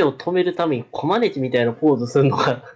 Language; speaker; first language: Japanese; native; Japanese